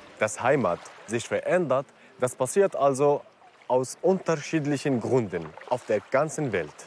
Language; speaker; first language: German; non-native, fluent; Kurdish